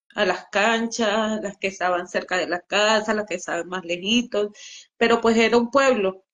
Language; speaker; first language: Spanish; native; Spanish